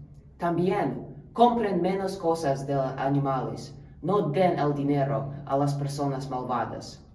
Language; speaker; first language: Spanish; non-native, learner; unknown